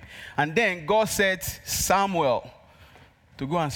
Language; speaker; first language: English; non-native, local second language; Yoruba